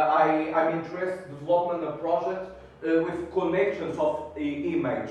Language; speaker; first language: English; non-native, learner; Portuguese